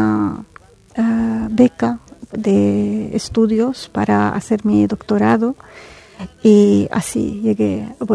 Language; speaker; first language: Spanish; non-native, fluent; Arabic